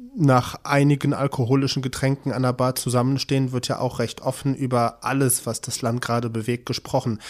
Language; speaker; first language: German; native; German